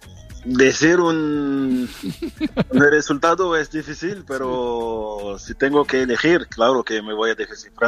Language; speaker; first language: Spanish; non-native, fluent; French